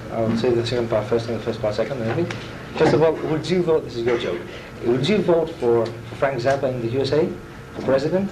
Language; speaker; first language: English; non-native, fluent; Greek